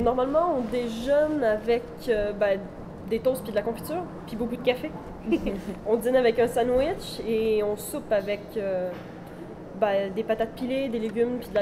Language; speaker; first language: French; non-native, learner; Spanish